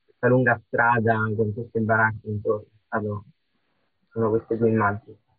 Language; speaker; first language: Italian; native; Italian